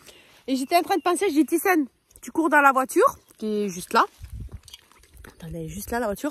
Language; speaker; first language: French; native; French